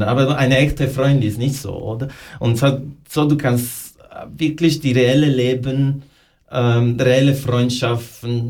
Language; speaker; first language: German; non-native, fluent; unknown